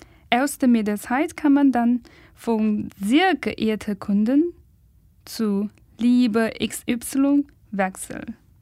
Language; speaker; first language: German; non-native, fluent; Chinese